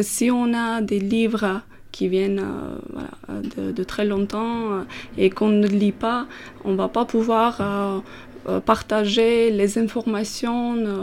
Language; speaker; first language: French; non-native, fluent; Armenian